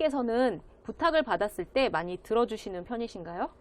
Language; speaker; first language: Korean; native; Korean